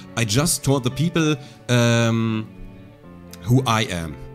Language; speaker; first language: English; non-native, fluent; German